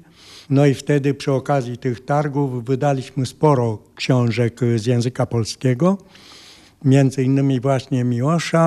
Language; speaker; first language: Polish; non-native, fluent; Romanian